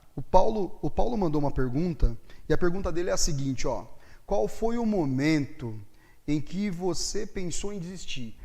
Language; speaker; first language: Portuguese; native; Portuguese